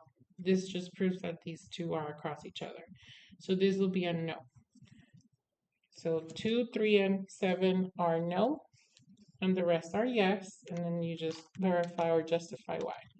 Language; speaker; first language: English; native; English